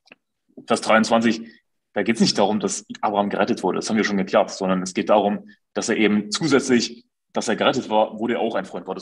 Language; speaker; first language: German; native; German